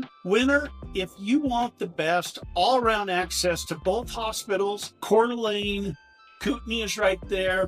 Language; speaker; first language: English; native; English